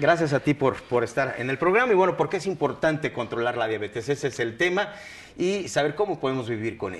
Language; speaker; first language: Spanish; native; Spanish